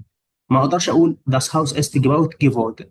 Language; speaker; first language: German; non-native, fluent; Arabic